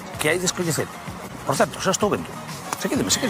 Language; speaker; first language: Galician; native; Galician